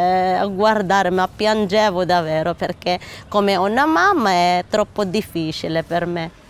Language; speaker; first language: Italian; non-native, learner; Filipino